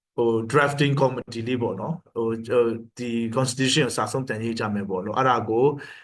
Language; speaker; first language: Burmese; non-native, local second language; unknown